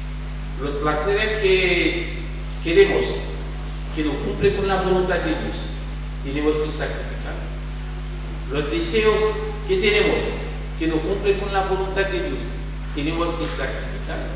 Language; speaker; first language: Spanish; non-native, fluent; French